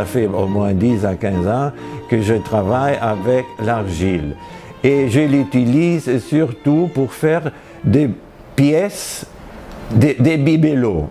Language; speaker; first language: French; non-native, fluent; Spanish